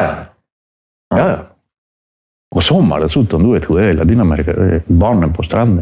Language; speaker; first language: Swedish; non-native, fluent; Spanish